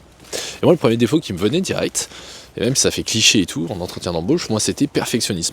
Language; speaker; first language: French; native; French